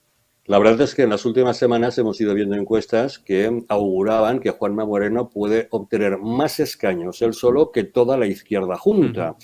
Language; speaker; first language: Spanish; native; Spanish